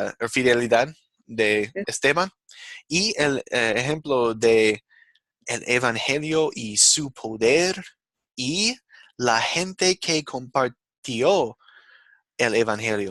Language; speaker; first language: Spanish; non-native, fluent; English